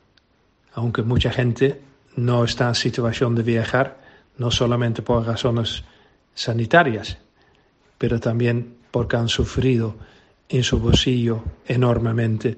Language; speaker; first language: Spanish; non-native, fluent; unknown